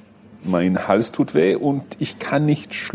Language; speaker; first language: German; non-native, learner; English